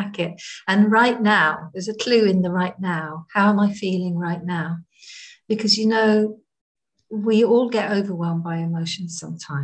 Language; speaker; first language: English; native; English